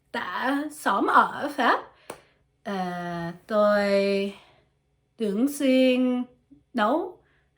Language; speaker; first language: Vietnamese; non-native, learner; French